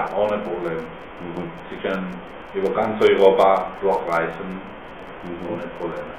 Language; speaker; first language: German; non-native, fluent; Spanish